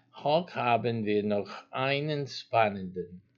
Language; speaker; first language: German; non-native, learner; English